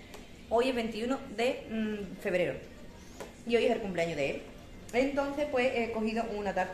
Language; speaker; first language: Spanish; native; Spanish